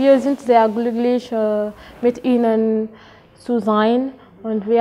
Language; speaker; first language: German; non-native, learner; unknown